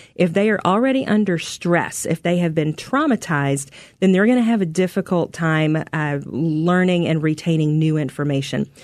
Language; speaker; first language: English; native; English